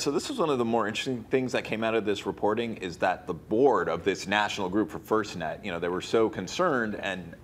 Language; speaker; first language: English; native; English